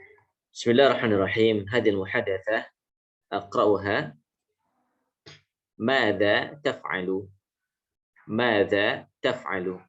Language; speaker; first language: Arabic; non-native, fluent; Indonesian